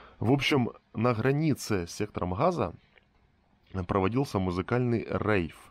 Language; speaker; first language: Russian; native; Russian